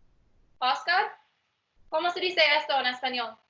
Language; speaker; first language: Spanish; non-native, learner; English